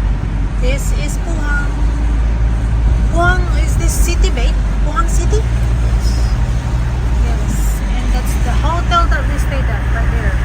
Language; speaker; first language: English; non-native, local second language; Filipino